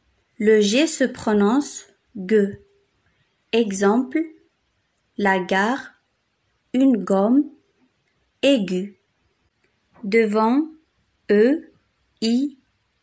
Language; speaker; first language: French; non-native, fluent; Arabic